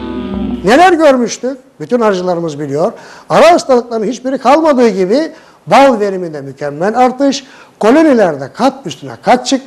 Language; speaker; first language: Turkish; native; Turkish